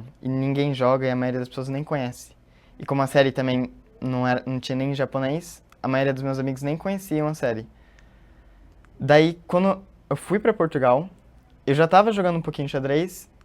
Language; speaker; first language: Portuguese; early bilingual, heritage; Portuguese